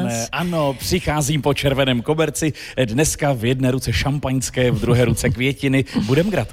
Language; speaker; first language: Czech; native; Czech